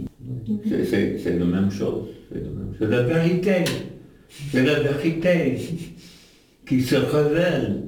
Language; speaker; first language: French; non-native, learner; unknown